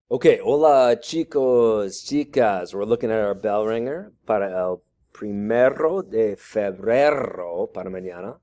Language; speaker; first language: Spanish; non-native, fluent; English